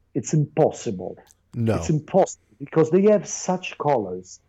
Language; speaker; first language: English; non-native, fluent; Italian